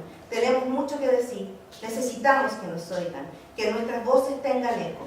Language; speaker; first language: Spanish; native; Spanish